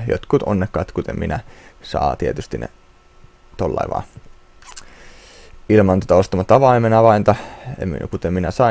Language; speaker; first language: Finnish; native; Finnish